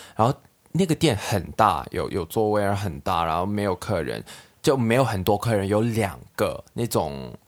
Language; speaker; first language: Chinese; non-native, local second language; Cantonese